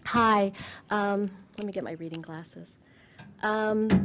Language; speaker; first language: English; native; English